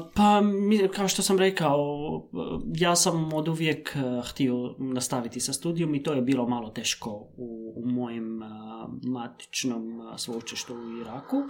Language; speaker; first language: Croatian; non-native, fluent; Arabic